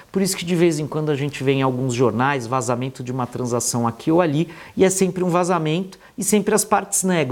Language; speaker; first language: Portuguese; native; Portuguese